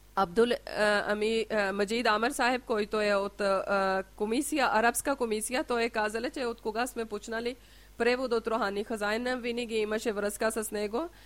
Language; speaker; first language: Bulgarian; non-native, learner; Urdu